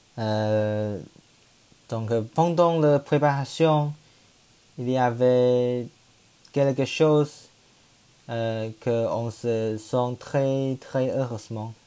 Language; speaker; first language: French; non-native, learner; Chinese